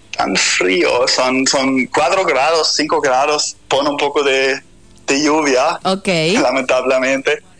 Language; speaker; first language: Spanish; non-native, fluent; German